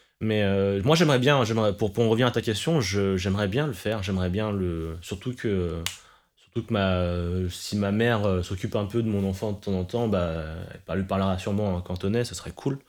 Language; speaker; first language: French; early bilingual, other home language; Cantonese